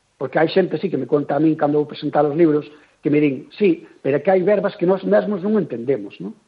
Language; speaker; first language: Galician; native; Galician